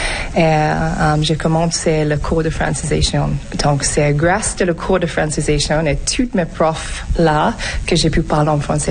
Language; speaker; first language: French; non-native, fluent; English